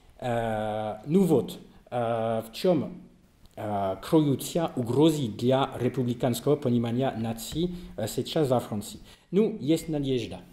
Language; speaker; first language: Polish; non-native, learner; French